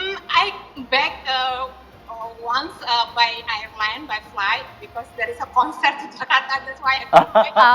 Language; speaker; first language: English; non-native, learner; Indonesian